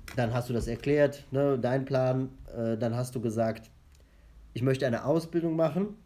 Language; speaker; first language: German; non-native, fluent; Arabic